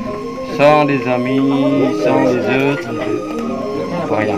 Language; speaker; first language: French; non-native, fluent; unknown